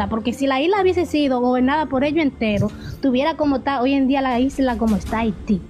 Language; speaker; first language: Spanish; native; Spanish